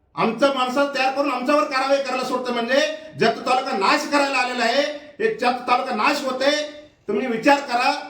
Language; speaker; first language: Marathi; non-native, local second language; Kannada